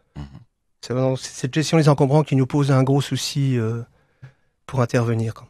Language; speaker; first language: French; native; French